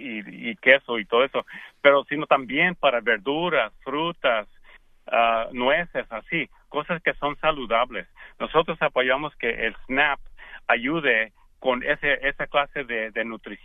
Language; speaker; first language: Spanish; early bilingual, heritage; Spanish